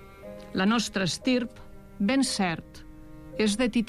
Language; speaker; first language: Catalan; native; Catalan